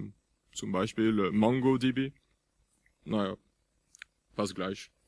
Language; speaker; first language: German; non-native, fluent; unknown